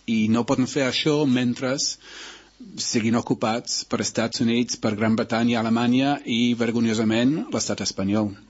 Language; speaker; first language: Catalan; non-native, local second language; Spanish